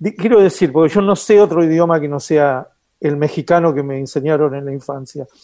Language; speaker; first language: Spanish; native; Spanish